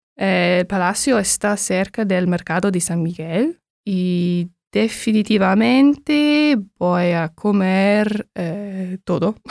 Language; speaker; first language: Spanish; non-native, learner; English